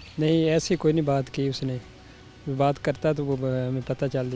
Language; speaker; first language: Hindi; non-native, local second language; Punjabi